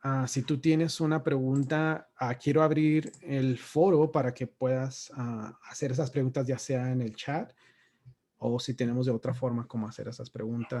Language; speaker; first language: Spanish; native; Spanish